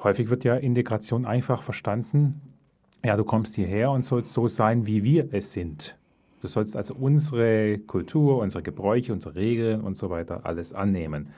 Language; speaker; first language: German; native; German